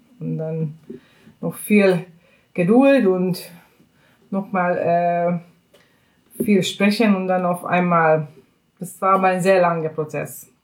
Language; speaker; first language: German; non-native, fluent; Hungarian